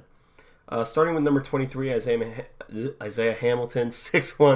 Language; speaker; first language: English; native; English